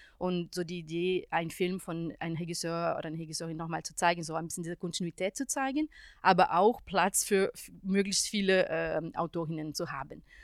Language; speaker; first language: German; non-native, fluent; Portuguese